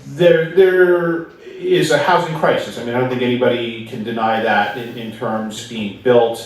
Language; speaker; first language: English; native; English